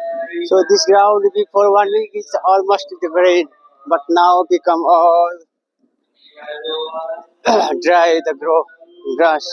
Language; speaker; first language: English; non-native, learner; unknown